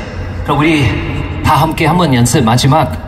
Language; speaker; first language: Korean; non-native, fluent; English